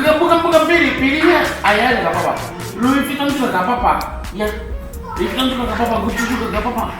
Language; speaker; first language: Indonesian; non-native, fluent; Japanese